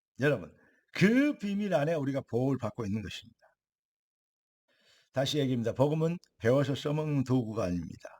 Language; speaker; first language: Korean; native; Korean